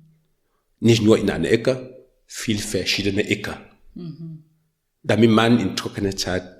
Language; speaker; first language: German; non-native, learner; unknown